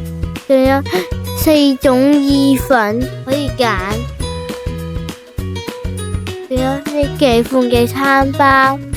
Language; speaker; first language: Chinese; native; Chinese